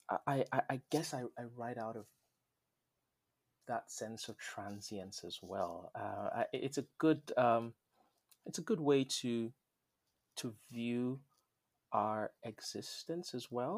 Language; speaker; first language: English; non-native, local second language; Yoruba